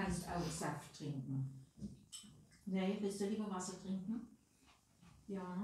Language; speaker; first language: German; native; German